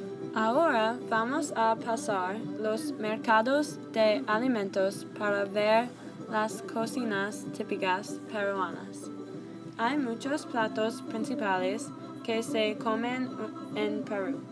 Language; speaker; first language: Spanish; non-native, learner; English